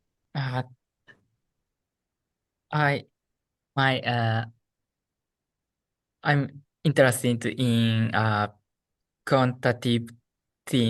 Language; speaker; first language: English; non-native, learner; Japanese